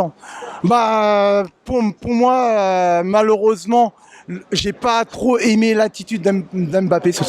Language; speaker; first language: French; native; French